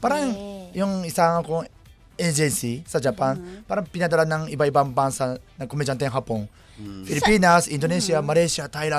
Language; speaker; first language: Filipino; non-native, learner; Japanese